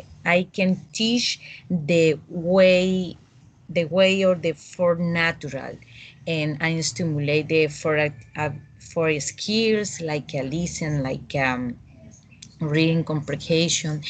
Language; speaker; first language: English; non-native, learner; Spanish